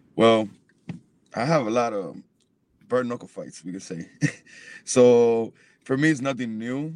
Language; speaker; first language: English; early bilingual, other home language; Spanish